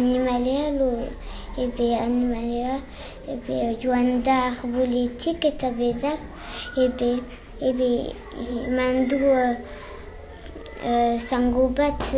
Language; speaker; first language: Basque; non-native, local second language; French